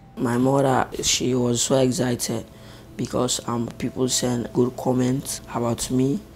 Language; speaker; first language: English; non-native, local second language; Krio